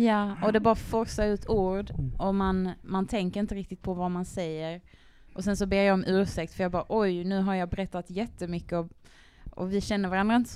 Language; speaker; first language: Swedish; native; Swedish